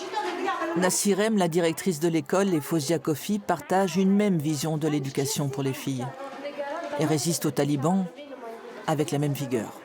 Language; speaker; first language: French; native; French